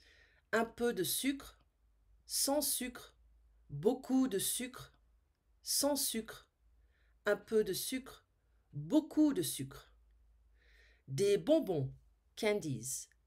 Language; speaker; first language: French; non-native, fluent; English